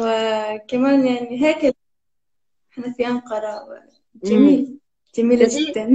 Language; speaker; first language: Arabic; non-native, learner; Turkish